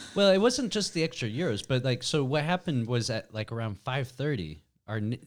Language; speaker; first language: English; native; English